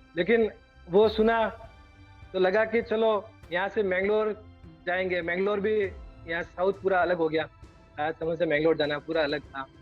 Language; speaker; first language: Hindi; native; Hindi